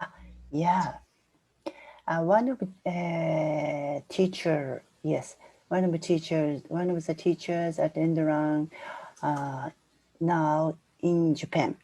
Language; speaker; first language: English; non-native, fluent; Japanese